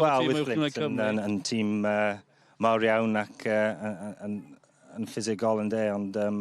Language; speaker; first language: Welsh; non-native, local second language; English